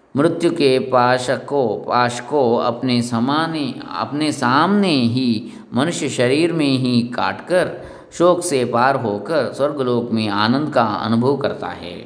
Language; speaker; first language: Hindi; non-native, local second language; Kannada